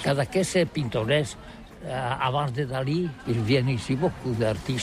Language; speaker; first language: French; non-native, learner; Catalan